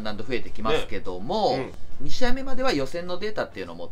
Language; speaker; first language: Japanese; native; Japanese